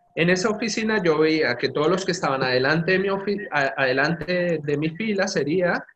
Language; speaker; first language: Spanish; native; Spanish